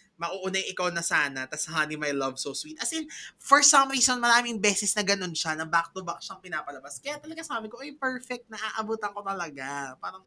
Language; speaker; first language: Filipino; native; Filipino